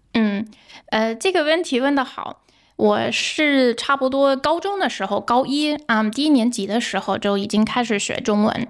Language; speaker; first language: Chinese; non-native, fluent; English